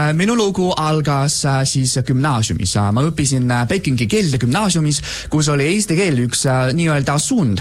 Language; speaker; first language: Estonian; non-native, fluent; Chinese